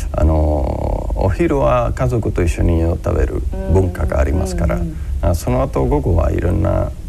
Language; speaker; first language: Japanese; non-native, fluent; Spanish